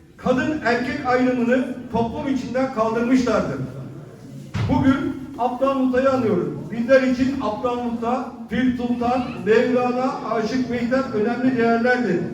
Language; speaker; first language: Turkish; non-native, local second language; Kurdish